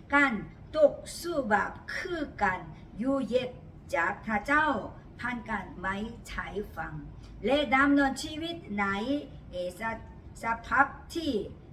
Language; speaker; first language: Thai; non-native, learner; Korean